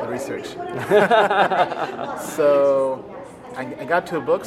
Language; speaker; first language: English; native; English